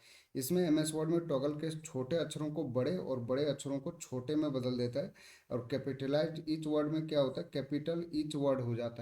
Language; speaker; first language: Hindi; native; Hindi